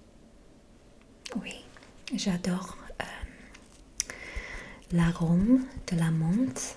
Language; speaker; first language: French; non-native, fluent; English